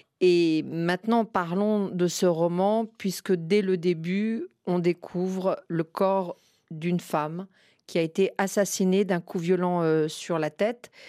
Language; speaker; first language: French; native; French